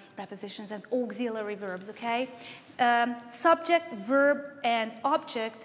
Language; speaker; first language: English; non-native, fluent; Hungarian